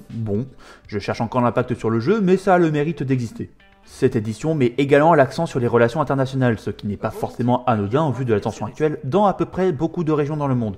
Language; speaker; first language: French; native; French